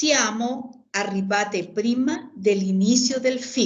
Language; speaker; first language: Italian; non-native, learner; Spanish